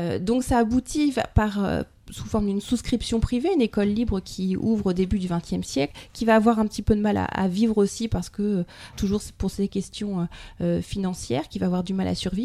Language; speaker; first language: French; native; French